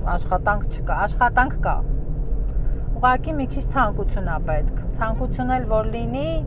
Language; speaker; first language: Armenian; native; Armenian